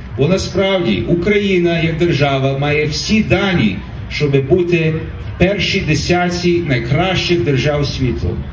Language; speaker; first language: Ukrainian; early bilingual, heritage; Ukrainian